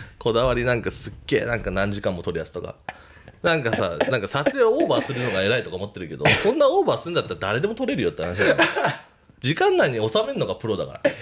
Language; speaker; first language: Japanese; native; Japanese